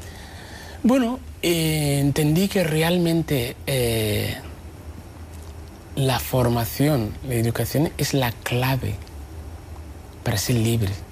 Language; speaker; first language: Spanish; non-native, fluent; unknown